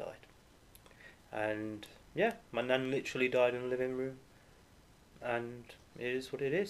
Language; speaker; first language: English; native; English